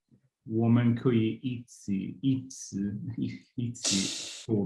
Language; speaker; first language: Chinese; non-native, learner; Swedish